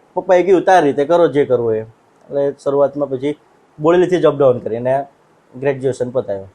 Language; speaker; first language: Gujarati; non-native, local second language; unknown